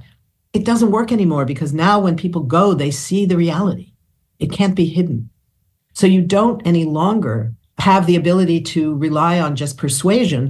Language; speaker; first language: English; native; English